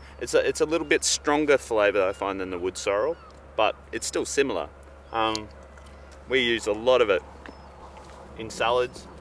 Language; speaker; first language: English; native; English